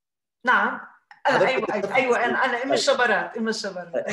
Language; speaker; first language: Arabic; native; Arabic